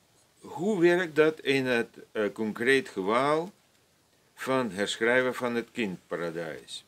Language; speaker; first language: Dutch; non-native, fluent; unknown